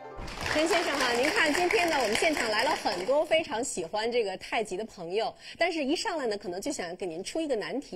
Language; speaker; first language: Chinese; native; Chinese